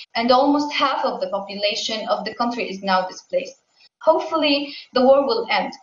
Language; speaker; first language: English; non-native, fluent; Arabic